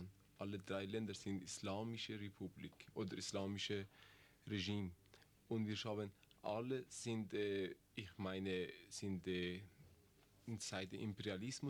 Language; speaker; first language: German; non-native, learner; Persian